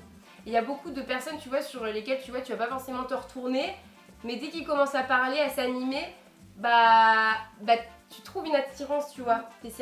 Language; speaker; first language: French; native; French